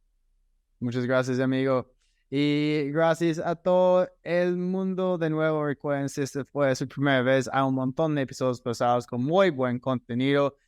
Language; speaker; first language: Spanish; non-native, fluent; English